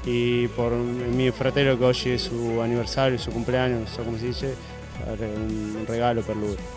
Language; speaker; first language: Italian; non-native, fluent; Spanish